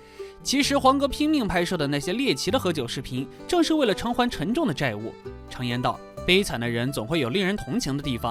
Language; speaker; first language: Chinese; native; Chinese